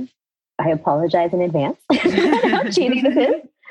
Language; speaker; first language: English; native; English